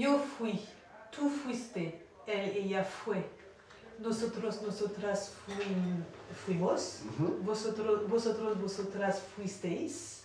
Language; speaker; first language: Spanish; non-native, learner; French